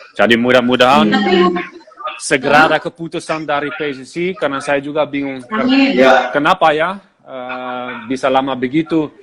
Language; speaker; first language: Indonesian; non-native, fluent; Dutch